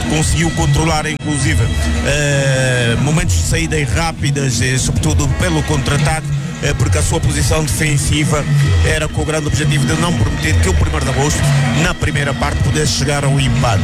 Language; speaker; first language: Portuguese; native; Portuguese